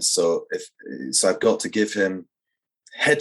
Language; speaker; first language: English; native; English